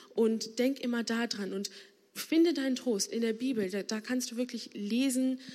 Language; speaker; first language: German; native; German